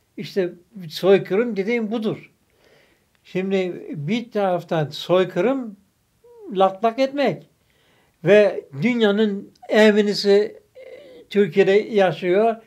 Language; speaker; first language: Turkish; early bilingual, other home language; German